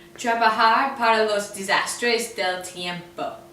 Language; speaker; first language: Spanish; non-native, learner; English